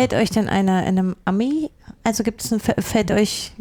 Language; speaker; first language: German; native; German